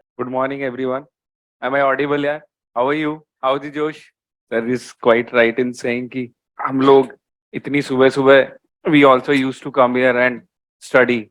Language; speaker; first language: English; non-native, local second language; Hindi